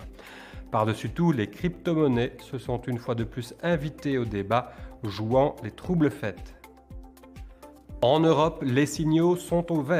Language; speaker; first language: French; native; French